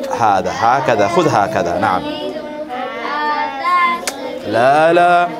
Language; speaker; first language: Arabic; non-native, fluent; Bangla